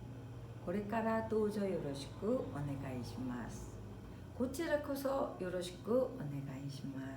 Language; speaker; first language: Japanese; non-native, fluent; Korean